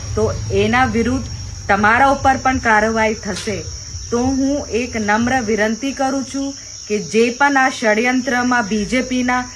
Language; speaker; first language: Gujarati; non-native, local second language; Rathawi